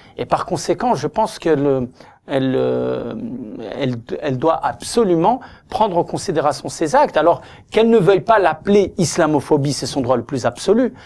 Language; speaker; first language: French; native; French